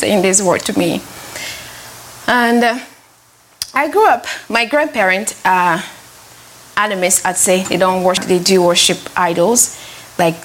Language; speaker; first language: English; non-native, fluent; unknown